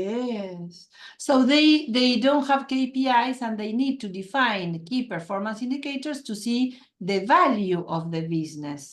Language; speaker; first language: English; non-native, fluent; Spanish